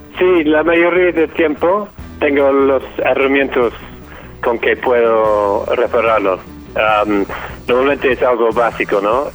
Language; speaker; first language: Spanish; non-native, fluent; English